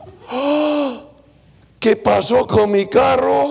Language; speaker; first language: Spanish; non-native, fluent; English